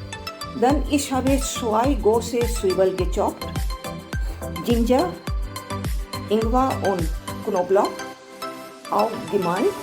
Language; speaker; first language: German; non-native, learner; Hindi